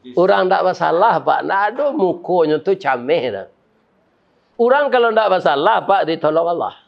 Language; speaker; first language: Malay; non-native, local second language; Minangkabau